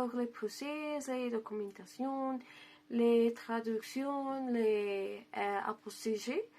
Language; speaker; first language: French; non-native, learner; Spanish